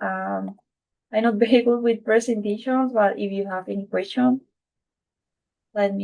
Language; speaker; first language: English; non-native, fluent; Spanish